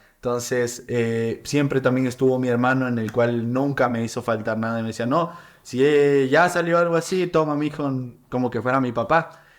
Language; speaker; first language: Spanish; native; Spanish